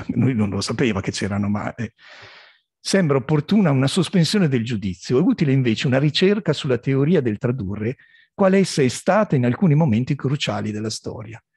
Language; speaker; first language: Italian; native; Italian